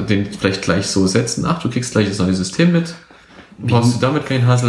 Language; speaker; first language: German; native; German